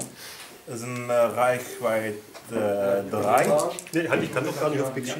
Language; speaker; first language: German; native; German